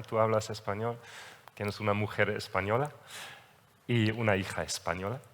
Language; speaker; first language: Spanish; non-native, fluent; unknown